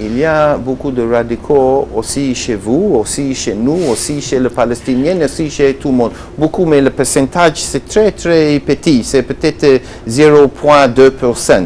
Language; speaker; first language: French; non-native, learner; Hebrew